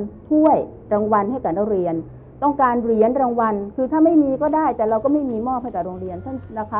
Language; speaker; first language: Thai; native; Thai